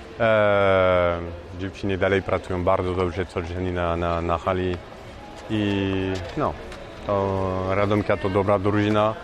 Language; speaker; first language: Polish; non-native, fluent; French